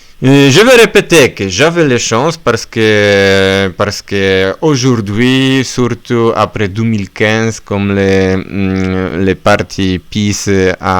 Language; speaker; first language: French; non-native, learner; Polish